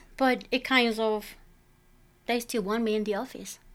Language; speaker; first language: English; non-native, fluent; Spanish